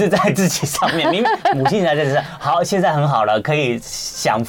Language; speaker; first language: Chinese; native; Chinese